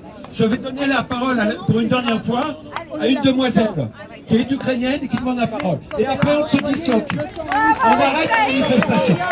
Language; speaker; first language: French; native; French